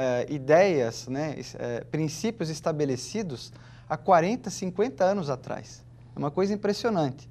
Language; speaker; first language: Portuguese; native; Portuguese